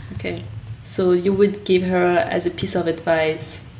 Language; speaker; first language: English; non-native, fluent; French